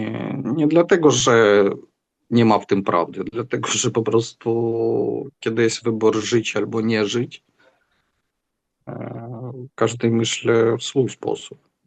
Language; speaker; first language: Polish; non-native, fluent; Ukrainian